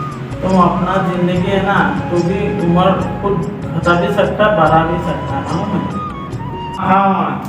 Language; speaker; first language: Hindi; non-native, local second language; Assamese